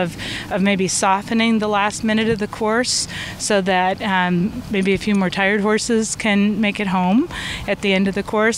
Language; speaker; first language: English; native; English